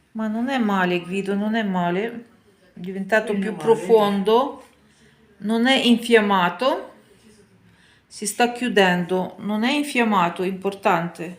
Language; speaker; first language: Italian; non-native, fluent; Ukrainian